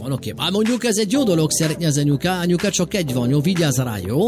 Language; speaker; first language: Hungarian; native; Hungarian